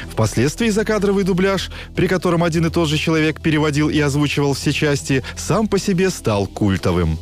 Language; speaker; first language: Russian; native; Russian